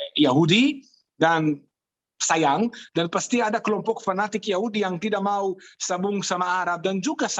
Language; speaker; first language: Indonesian; non-native, fluent; Hebrew